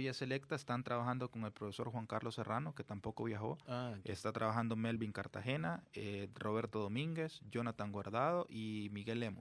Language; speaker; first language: Spanish; native; Spanish